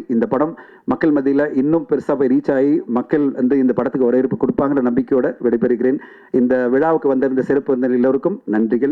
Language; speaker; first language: Tamil; native; Tamil